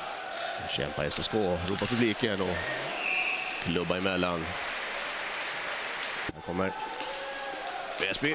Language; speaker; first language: Swedish; native; Swedish